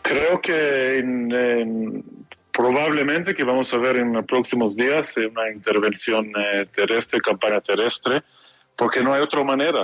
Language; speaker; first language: Spanish; non-native, fluent; Hebrew